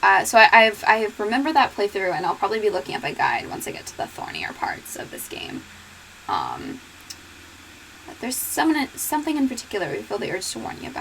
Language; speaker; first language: English; native; English